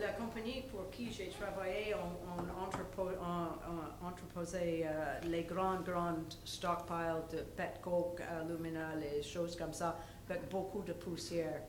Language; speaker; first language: French; non-native, local second language; English